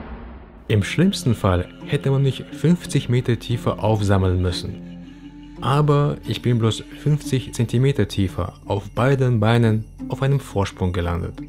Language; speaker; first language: German; early bilingual, other home language; Russian